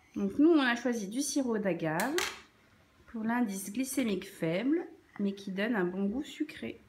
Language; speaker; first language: French; native; French